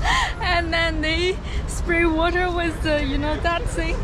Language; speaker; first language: English; non-native, fluent; Chinese